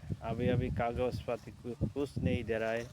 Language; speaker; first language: Hindi; non-native, learner; Bangla